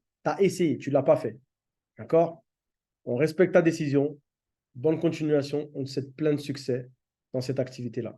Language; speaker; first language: French; native; French